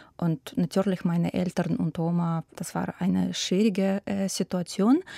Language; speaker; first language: German; non-native, fluent; Ukrainian